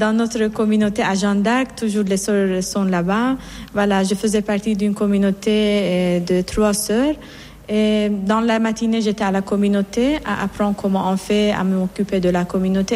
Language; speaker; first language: French; non-native, fluent; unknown